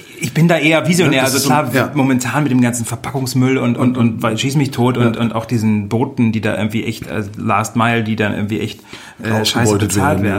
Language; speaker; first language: German; native; German